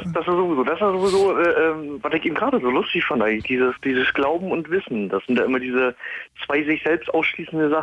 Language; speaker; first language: German; native; German